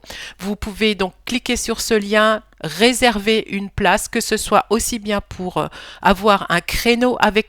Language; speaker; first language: French; native; French